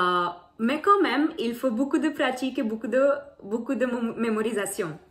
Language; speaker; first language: French; non-native, learner; Hindi